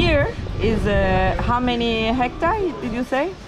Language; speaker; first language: English; non-native, learner; Turkish